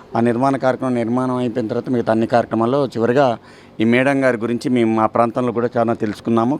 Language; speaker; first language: Telugu; native; Telugu